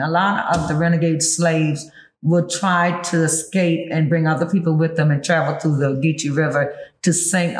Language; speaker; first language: English; early bilingual, other home language; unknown